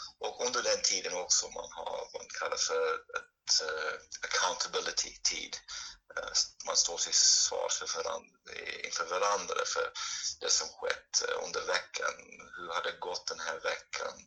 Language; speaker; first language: Swedish; non-native, fluent; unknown